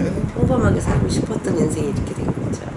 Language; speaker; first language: Korean; native; Korean